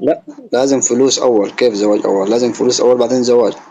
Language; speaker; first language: Arabic; non-native, learner; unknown